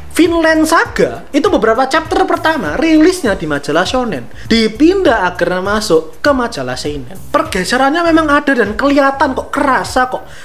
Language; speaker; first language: Indonesian; native; Indonesian